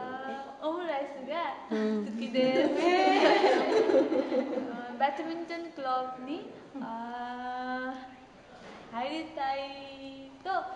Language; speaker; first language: Japanese; non-native, learner; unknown